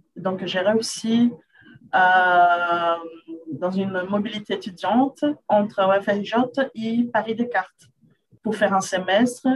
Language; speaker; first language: French; non-native, fluent; Portuguese